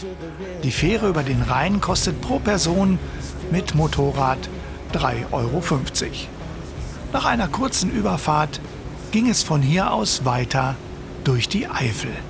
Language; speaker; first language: German; native; German